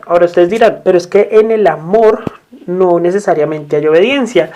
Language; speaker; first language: Spanish; native; Spanish